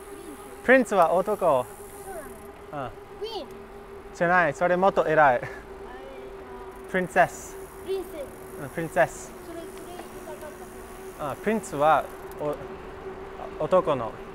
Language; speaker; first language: Japanese; non-native, learner; English